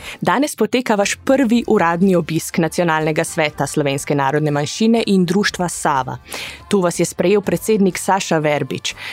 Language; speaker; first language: Slovenian; early bilingual, heritage; Slovenian